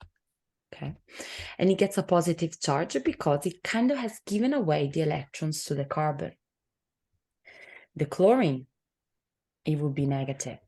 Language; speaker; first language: English; non-native, fluent; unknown